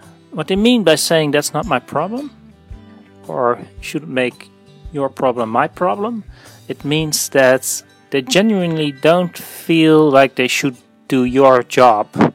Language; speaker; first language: English; non-native, fluent; Dutch